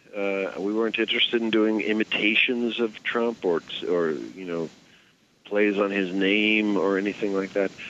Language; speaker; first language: English; native; English